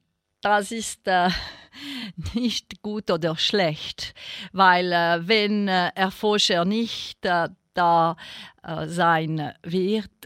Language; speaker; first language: German; non-native, local second language; French